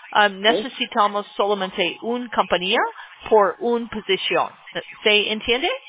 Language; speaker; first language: Spanish; non-native, learner; English